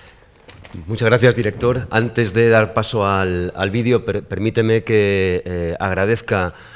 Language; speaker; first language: Spanish; native; Spanish